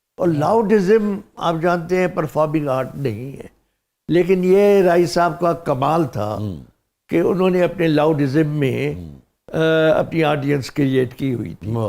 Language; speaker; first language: Urdu; non-native, local second language; Sindhi